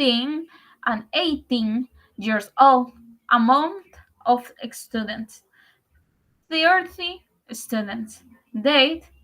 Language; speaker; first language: English; non-native, learner; Spanish